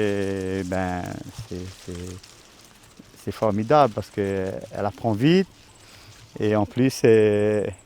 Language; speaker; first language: French; non-native, local second language; Réunion Creole French